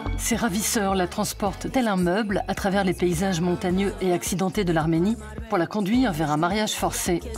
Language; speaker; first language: French; native; French